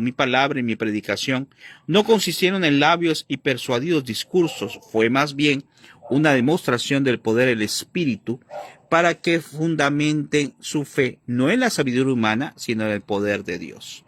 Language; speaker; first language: Spanish; native; Spanish